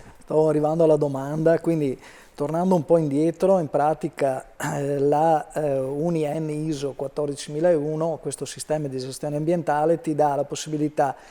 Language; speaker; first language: Italian; native; Italian